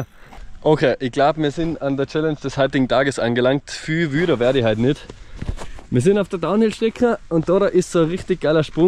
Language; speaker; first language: German; native; German